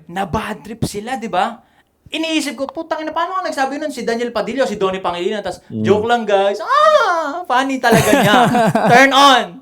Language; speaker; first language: Filipino; native; Filipino